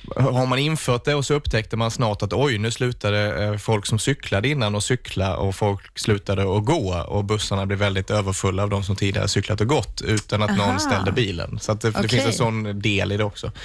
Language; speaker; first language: Swedish; native; Swedish